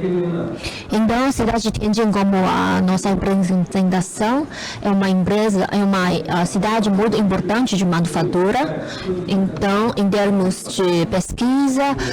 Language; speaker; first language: Portuguese; non-native, fluent; Chinese